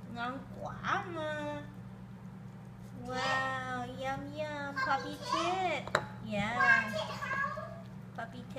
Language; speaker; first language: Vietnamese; early bilingual, heritage; Vietnamese